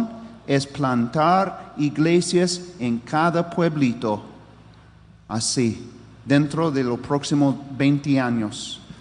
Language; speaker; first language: Spanish; non-native, fluent; English